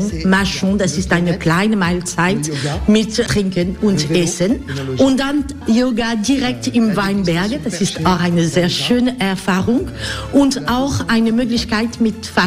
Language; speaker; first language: German; non-native, learner; French